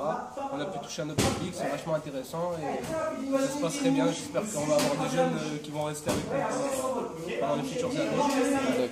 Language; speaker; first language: French; native; French